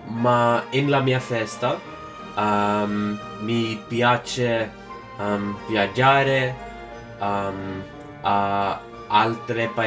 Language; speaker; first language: Italian; non-native, learner; English